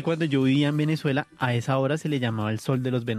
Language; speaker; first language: Spanish; native; Spanish